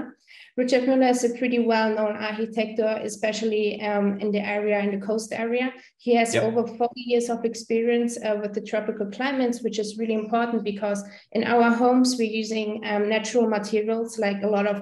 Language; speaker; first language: English; non-native, fluent; German